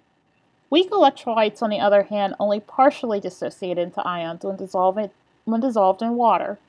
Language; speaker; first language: English; native; English